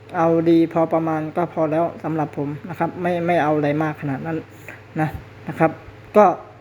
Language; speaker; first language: Thai; native; Thai